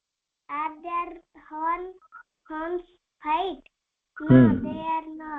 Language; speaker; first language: English; non-native, learner; Odia